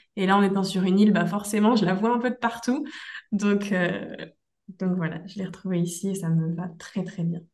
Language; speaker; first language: French; native; French